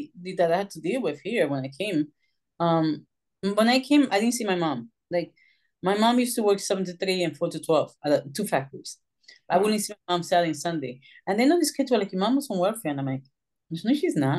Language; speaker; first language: English; early bilingual, other home language; Spanish